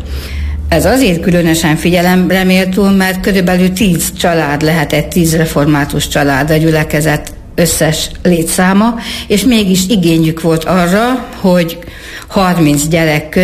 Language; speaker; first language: Hungarian; native; Hungarian